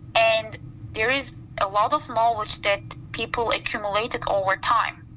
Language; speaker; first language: English; non-native, fluent; Turkish